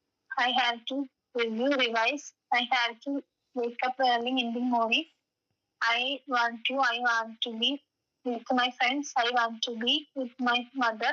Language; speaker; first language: English; non-native, learner; Malayalam